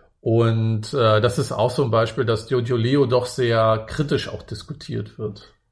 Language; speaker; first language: German; native; German